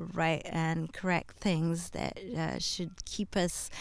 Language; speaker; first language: English; non-native, fluent; French